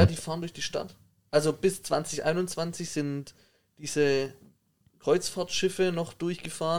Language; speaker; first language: German; native; German